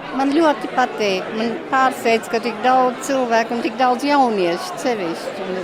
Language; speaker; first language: Latvian; early bilingual, heritage; Latvian